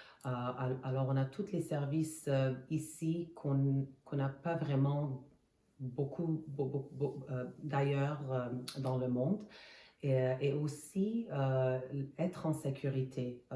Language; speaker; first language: French; non-native, fluent; Armenian